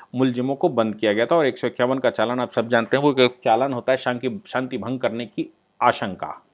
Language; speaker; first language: Hindi; native; Hindi